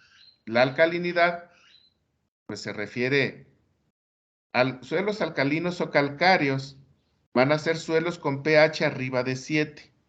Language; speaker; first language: Spanish; native; Spanish